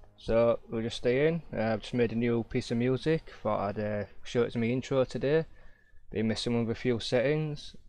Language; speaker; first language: English; native; English